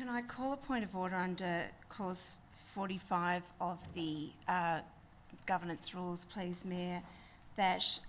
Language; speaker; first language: English; native; English